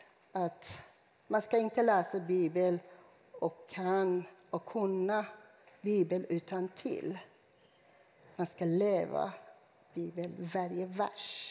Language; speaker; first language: Swedish; non-native, fluent; Persian